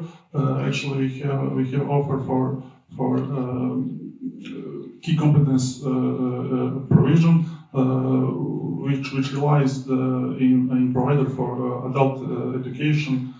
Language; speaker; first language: English; non-native, learner; Serbian